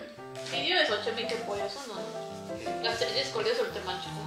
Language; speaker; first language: Spanish; native; Spanish